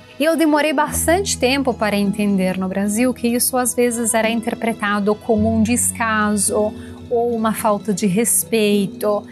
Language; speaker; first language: Portuguese; non-native, fluent; Italian